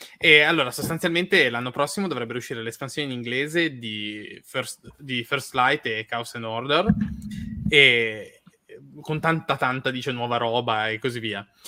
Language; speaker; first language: Italian; native; Italian